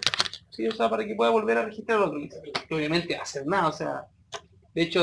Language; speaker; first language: Spanish; native; Spanish